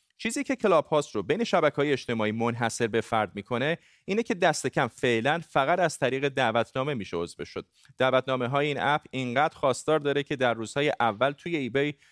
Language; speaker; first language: Persian; non-native, local second language; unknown